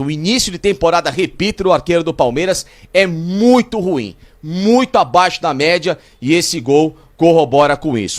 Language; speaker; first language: Portuguese; native; Portuguese